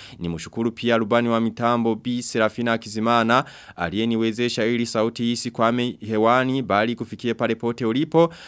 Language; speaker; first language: Swahili; non-native, local second language; Rundi